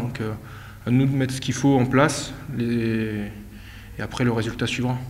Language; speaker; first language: French; native; French